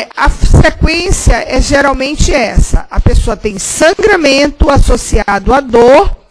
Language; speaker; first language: Portuguese; native; Portuguese